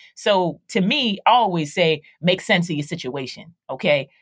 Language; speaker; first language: English; native; English